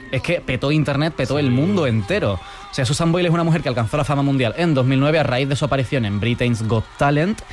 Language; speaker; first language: Spanish; native; Spanish